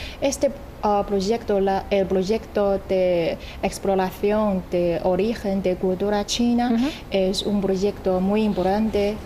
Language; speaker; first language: Spanish; non-native, fluent; Chinese